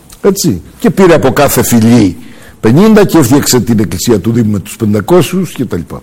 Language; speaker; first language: Greek; early bilingual, heritage; Greek